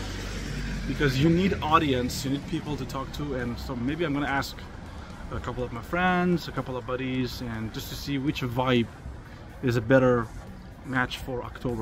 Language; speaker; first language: English; non-native, fluent; Persian